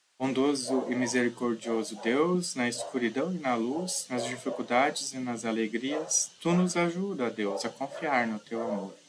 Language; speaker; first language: Portuguese; native; Portuguese